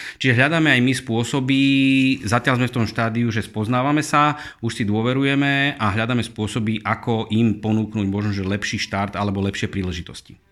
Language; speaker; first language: Slovak; native; Slovak